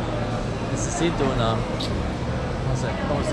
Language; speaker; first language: Spanish; non-native, learner; Swedish